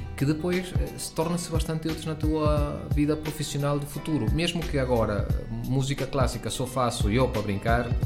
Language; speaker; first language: Portuguese; early bilingual, heritage; Spanish